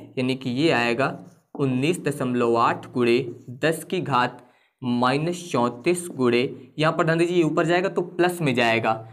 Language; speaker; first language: Hindi; native; Hindi